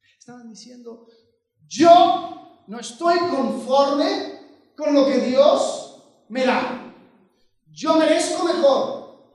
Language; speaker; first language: Spanish; early bilingual, heritage; Spanish